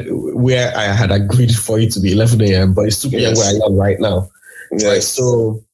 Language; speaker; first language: English; non-native, local second language; Igbo